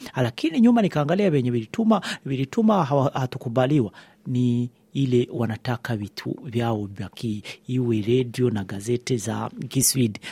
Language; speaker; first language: Swahili; non-native, local second language; Rundi